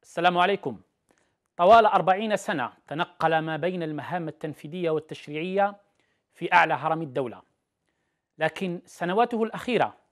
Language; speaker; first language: Arabic; native; Arabic